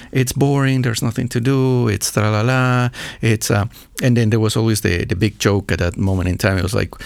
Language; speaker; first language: English; non-native, fluent; Spanish